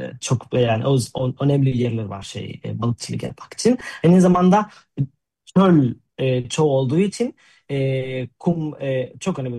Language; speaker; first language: Turkish; non-native, fluent; Spanish